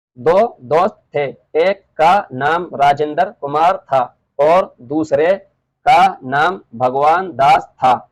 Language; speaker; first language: Hindi; native; Hindi